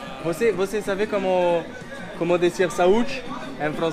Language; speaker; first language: Portuguese; non-native, learner; French